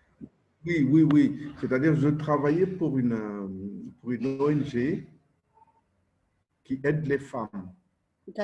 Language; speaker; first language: French; non-native, local second language; Wolof